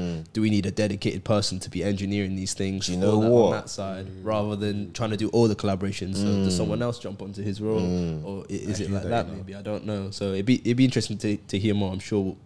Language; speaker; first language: English; native; English